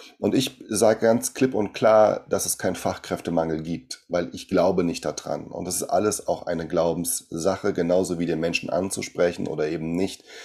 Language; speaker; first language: German; early bilingual, other home language; Portuguese